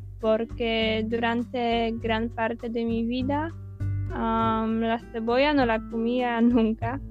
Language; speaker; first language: Spanish; non-native, fluent; Polish